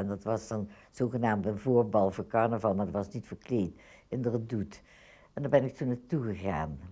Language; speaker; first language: Dutch; native; Dutch